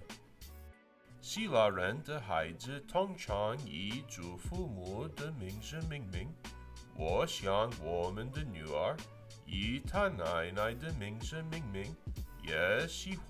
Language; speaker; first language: Chinese; non-native, learner; English